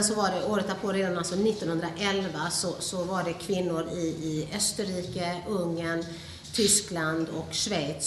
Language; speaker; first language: Swedish; early bilingual, other home language; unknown